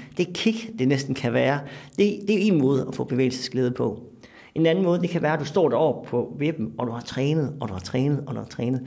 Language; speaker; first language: Danish; native; Danish